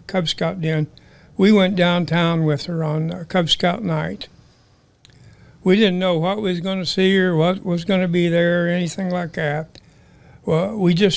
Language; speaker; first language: English; native; English